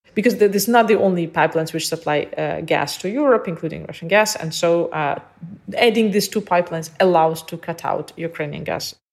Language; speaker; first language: English; early bilingual, other home language; Ukrainian